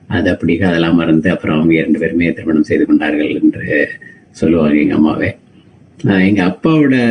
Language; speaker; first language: Tamil; native; Tamil